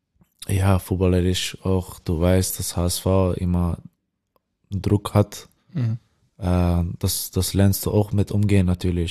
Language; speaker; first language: German; non-native, learner; Dutch